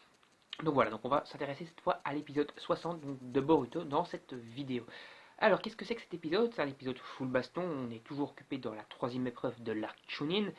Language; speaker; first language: French; native; French